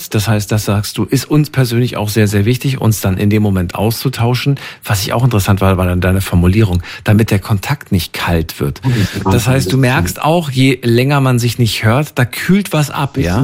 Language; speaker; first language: German; native; German